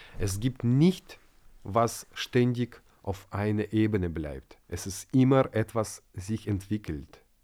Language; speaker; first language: German; non-native, fluent; Ukrainian